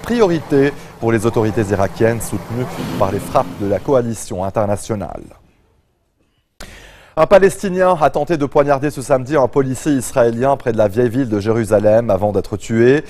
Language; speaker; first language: French; non-native, local second language; Arabic